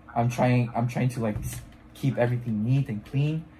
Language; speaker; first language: English; non-native, fluent; French